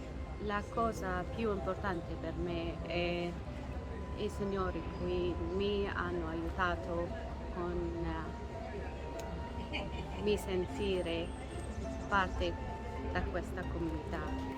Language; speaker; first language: Italian; non-native, learner; English